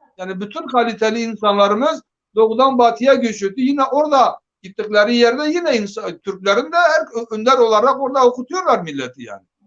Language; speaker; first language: Turkish; non-native, local second language; Zaza